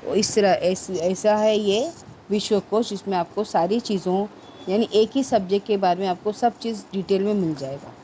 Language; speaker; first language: Hindi; non-native, local second language; Marathi